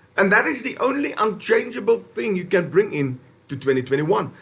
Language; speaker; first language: English; non-native, local second language; Afrikaans